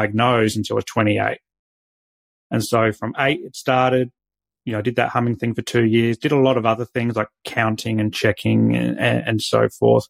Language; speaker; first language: English; native; English